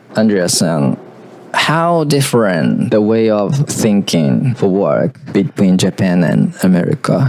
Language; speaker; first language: English; non-native, learner; Japanese